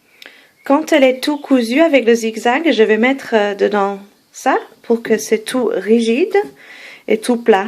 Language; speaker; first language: French; non-native, fluent; English